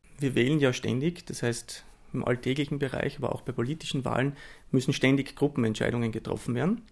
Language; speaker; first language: German; native; German